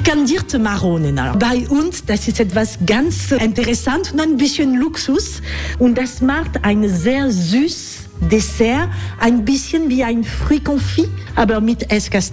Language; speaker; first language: German; non-native, learner; French